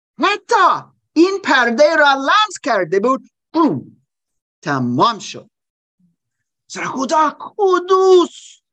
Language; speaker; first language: Persian; non-native, learner; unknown